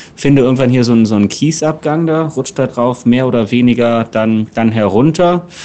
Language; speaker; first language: German; native; German